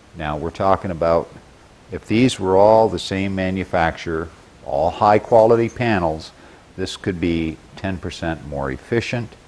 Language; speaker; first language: English; native; English